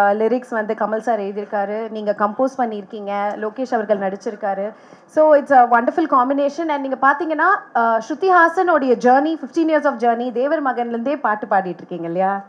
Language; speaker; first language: Tamil; native; Tamil